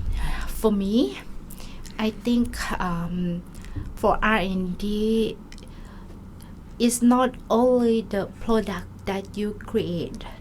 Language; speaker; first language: English; non-native, learner; Thai